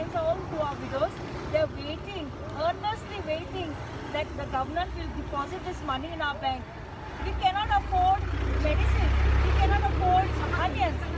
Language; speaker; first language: English; non-native, local second language; Konkani